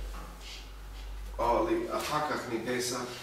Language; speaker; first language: Hebrew; non-native, learner; English